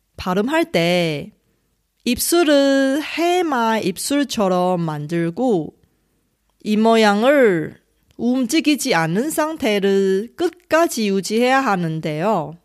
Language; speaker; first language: Korean; non-native, fluent; Chinese